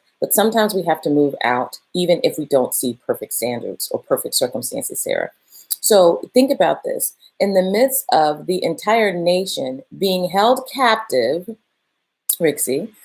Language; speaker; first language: English; native; English